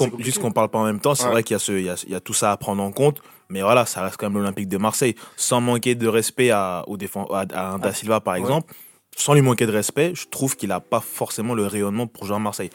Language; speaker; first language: French; native; French